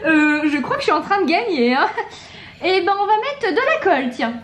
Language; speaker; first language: French; native; French